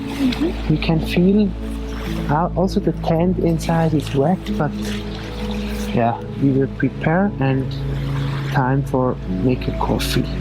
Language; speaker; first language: English; non-native, fluent; German